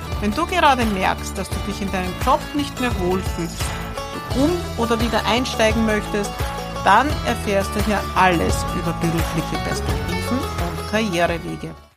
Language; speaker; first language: German; native; German